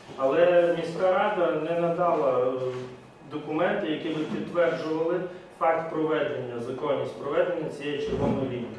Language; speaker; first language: Ukrainian; native; Ukrainian